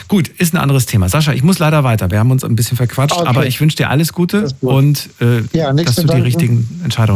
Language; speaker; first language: German; native; German